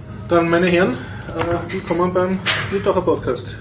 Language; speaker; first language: German; native; German